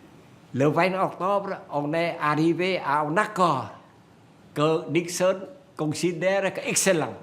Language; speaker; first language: French; non-native, fluent; Vietnamese